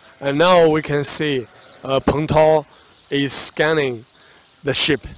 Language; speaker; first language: English; non-native, fluent; Chinese